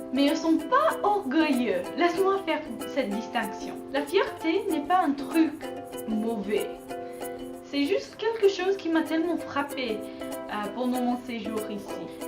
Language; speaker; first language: French; non-native, learner; English